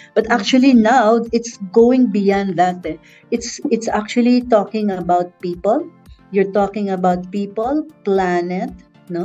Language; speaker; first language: English; non-native, local second language; Filipino